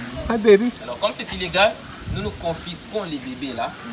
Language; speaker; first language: French; non-native, local second language; Lingala